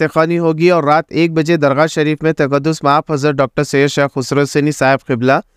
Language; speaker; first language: Hindi; non-native, local second language; Urdu